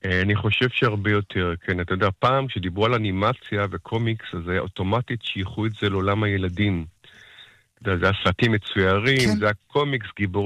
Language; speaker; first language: Hebrew; native; Hebrew